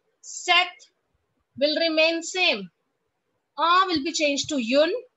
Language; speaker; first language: English; non-native, local second language; Hindi